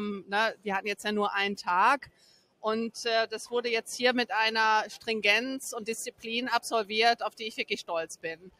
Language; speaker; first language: German; native; German